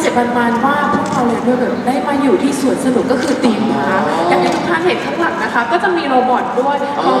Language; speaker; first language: Thai; native; Thai